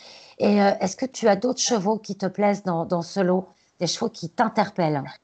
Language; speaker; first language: French; native; French